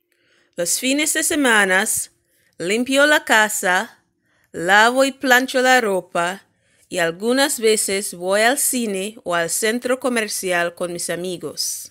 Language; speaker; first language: Spanish; non-native, fluent; English